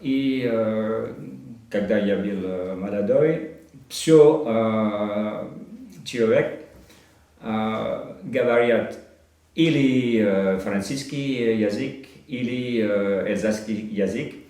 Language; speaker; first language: Russian; non-native, learner; French